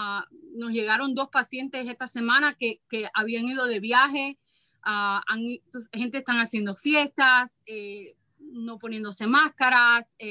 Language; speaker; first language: Spanish; early bilingual, heritage; Spanish